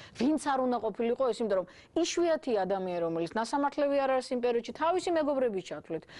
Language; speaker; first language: Georgian; native; Georgian